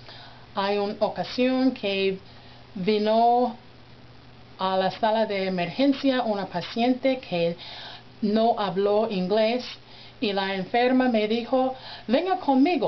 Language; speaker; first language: Spanish; non-native, learner; English